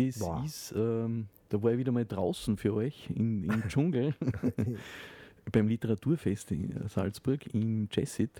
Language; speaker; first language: German; native; German